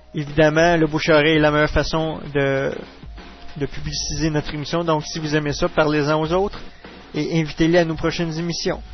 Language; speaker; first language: French; native; French